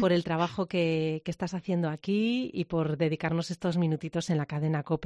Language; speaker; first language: Spanish; native; Spanish